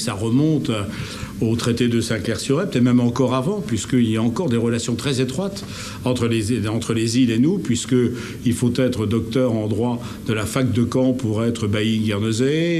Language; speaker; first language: French; native; French